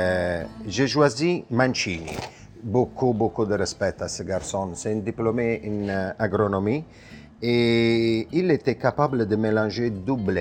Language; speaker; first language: French; non-native, fluent; Italian